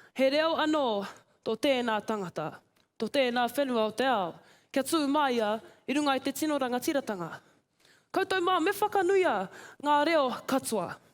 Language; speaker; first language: Māori; native; Māori